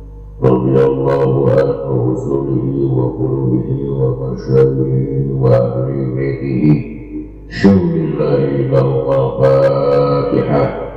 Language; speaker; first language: Arabic; non-native, fluent; Sundanese